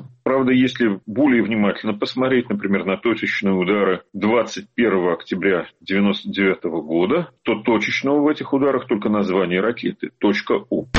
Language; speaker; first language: Russian; native; Russian